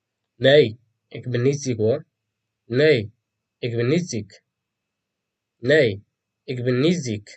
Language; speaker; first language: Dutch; non-native, fluent; Tigrinya